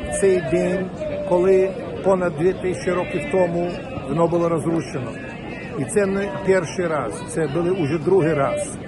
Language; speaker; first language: Ukrainian; non-native, learner; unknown